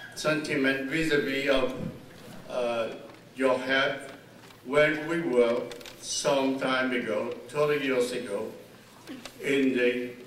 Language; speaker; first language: English; non-native, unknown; Vietnamese